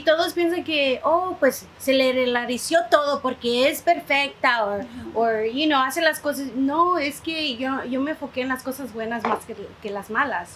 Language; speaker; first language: Spanish; early bilingual, heritage; Spanish